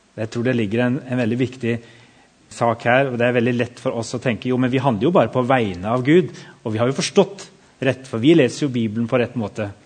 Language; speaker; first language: Norwegian; native; Norwegian